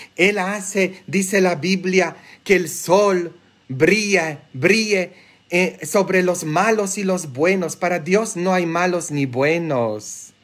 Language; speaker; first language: Spanish; non-native, fluent; Polish